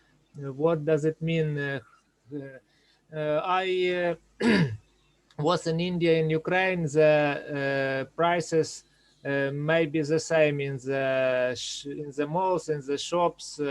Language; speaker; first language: English; non-native, learner; Ukrainian